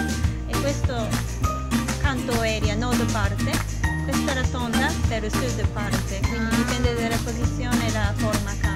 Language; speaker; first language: Italian; non-native, learner; Japanese